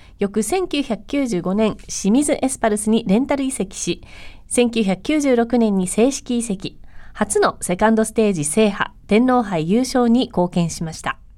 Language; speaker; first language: Japanese; native; Japanese